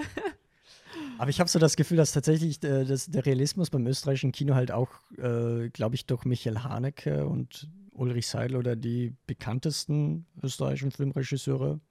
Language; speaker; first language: German; native; German